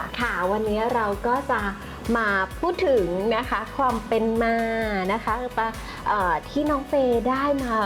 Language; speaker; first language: Thai; native; Thai